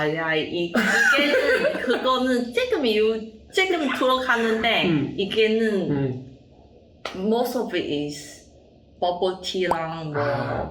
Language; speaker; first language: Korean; non-native, learner; Chinese